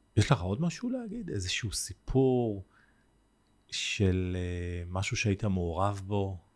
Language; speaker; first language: Hebrew; native; Hebrew